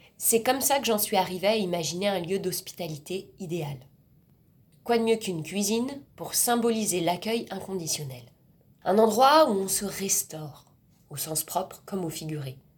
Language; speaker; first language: French; native; French